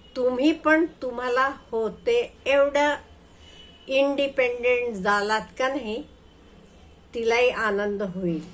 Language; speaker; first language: Marathi; non-native, fluent; Hindi